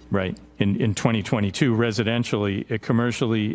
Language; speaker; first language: English; native; English